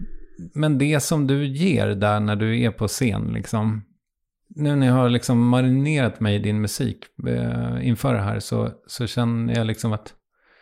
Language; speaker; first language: Swedish; native; Swedish